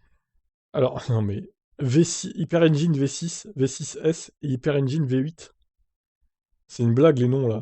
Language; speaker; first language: French; native; French